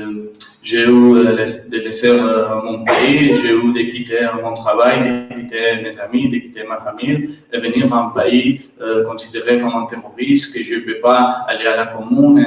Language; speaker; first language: French; non-native, learner; Catalan